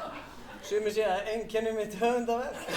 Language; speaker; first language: Icelandic; non-native, fluent; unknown